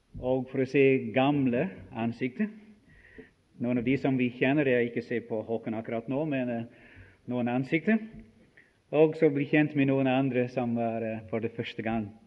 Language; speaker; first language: Norwegian; non-native, fluent; English